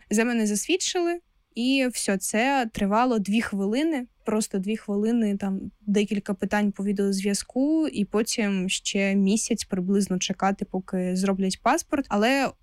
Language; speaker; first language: Ukrainian; non-native, local second language; Russian